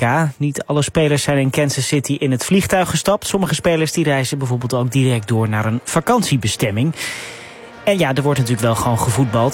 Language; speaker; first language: Dutch; native; Dutch